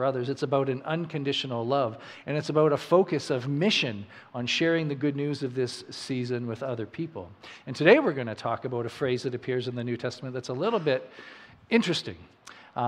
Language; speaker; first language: English; native; English